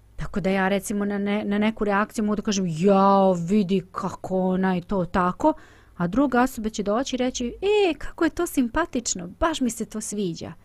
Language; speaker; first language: Bosnian; native; Bosnian